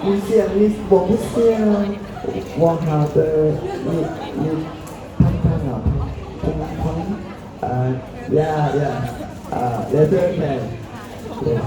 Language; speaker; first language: Chinese; non-native, learner; Thai